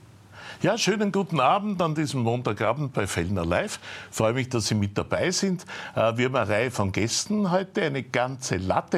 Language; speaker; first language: German; native; German